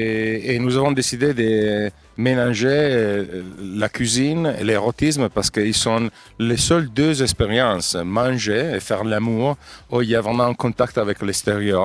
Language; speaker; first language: French; non-native, fluent; Italian